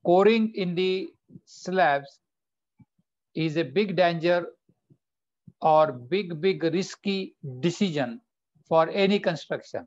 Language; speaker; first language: English; non-native, local second language; Bangla